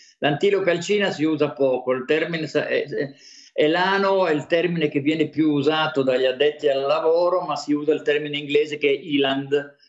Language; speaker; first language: Italian; native; Italian